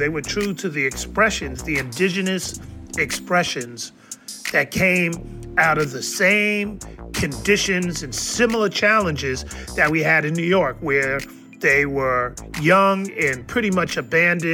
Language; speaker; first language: English; native; English